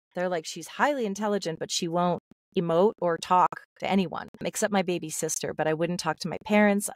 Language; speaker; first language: English; native; English